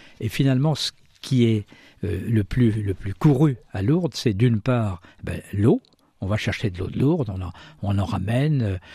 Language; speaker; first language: French; native; French